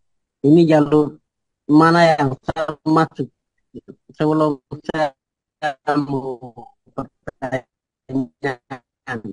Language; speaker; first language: Indonesian; non-native, local second language; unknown